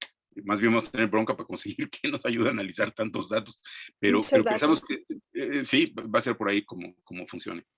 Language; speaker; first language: Spanish; native; Spanish